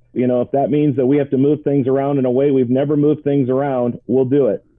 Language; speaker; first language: English; native; English